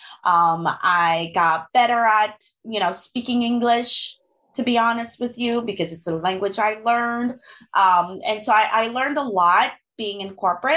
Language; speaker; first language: English; non-native, fluent; French